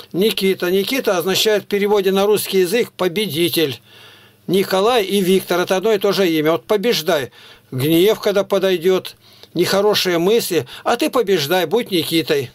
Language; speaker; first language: Russian; native; Russian